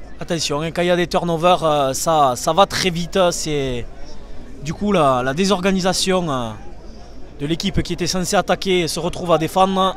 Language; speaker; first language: French; native; French